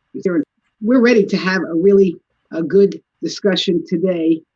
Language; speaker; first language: English; native; English